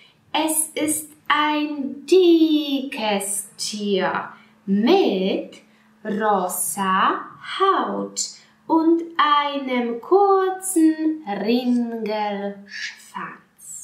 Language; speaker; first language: German; non-native, fluent; Polish